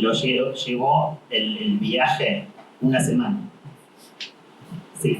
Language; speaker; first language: Spanish; non-native, fluent; Arabic